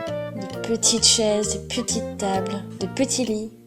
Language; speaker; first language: French; non-native, fluent; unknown